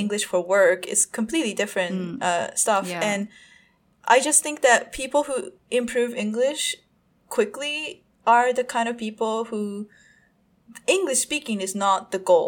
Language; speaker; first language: English; non-native, fluent; Japanese